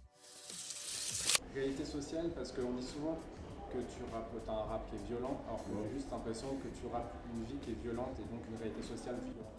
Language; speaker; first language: French; native; French